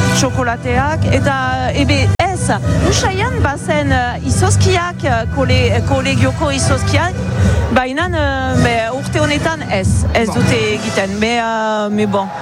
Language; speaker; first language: Basque; non-native, local second language; French